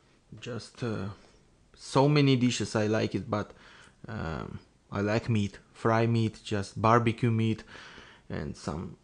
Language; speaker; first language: English; non-native, learner; Russian